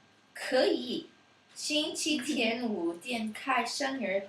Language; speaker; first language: Chinese; non-native, learner; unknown